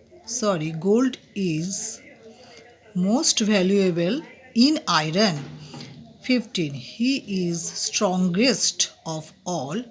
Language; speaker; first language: English; non-native, local second language; Bangla